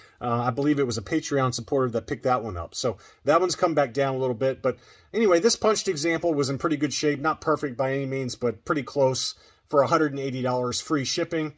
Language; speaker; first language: English; native; English